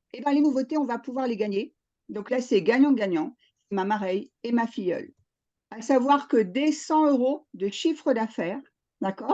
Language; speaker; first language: French; native; French